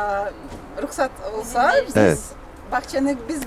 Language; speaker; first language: Turkish; non-native, learner; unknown